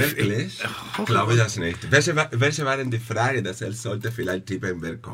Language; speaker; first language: German; non-native, fluent; Spanish